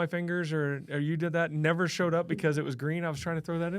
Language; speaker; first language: English; native; English